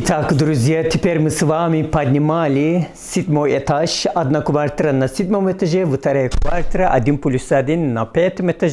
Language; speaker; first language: Russian; non-native, fluent; Turkish